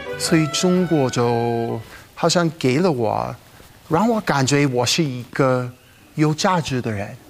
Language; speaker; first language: Chinese; non-native, fluent; English